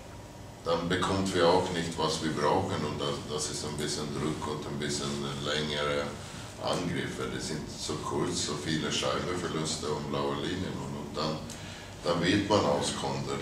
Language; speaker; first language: German; non-native, fluent; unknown